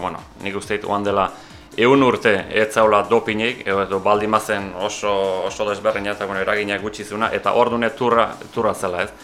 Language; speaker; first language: Basque; native; Basque